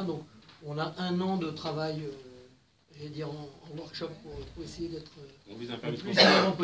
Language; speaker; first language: French; native; French